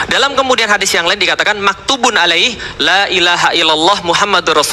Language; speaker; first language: Indonesian; native; Indonesian